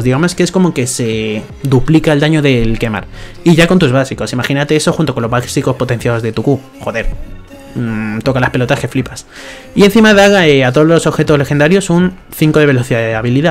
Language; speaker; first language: Spanish; native; Spanish